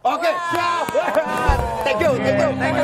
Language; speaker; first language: English; non-native, learner; Indonesian